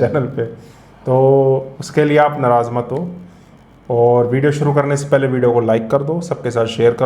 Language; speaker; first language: Hindi; native; Hindi